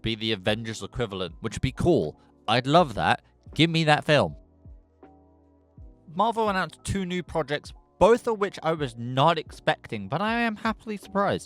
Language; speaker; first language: English; native; English